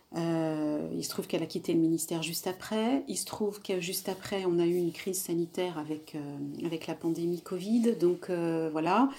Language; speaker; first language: French; native; French